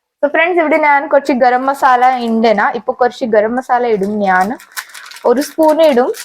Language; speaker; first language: Malayalam; non-native, learner; Hindi